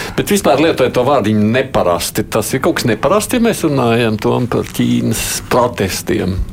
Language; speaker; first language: Latvian; native; Latvian